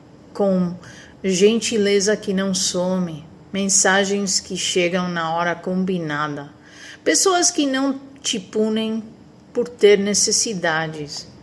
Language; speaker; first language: Portuguese; non-native, fluent; Spanish